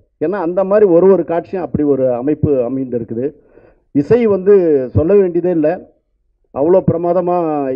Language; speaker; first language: Tamil; native; Tamil